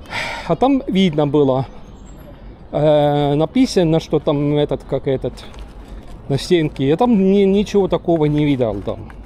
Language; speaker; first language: Russian; non-native, learner; Estonian